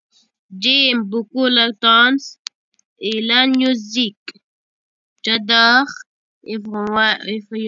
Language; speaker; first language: French; non-native, learner; Arabic